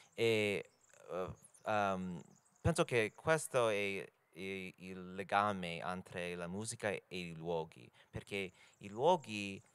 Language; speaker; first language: Italian; non-native, learner; English